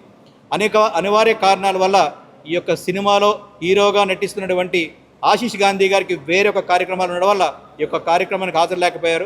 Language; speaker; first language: Telugu; native; Telugu